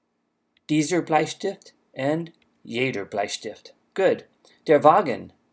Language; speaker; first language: German; non-native, fluent; English